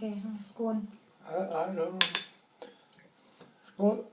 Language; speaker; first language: English; non-native, learner; Thai